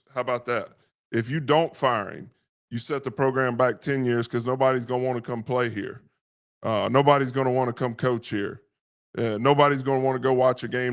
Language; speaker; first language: English; native; English